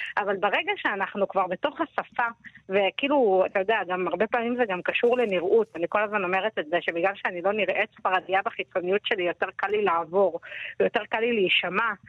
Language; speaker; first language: Hebrew; native; Hebrew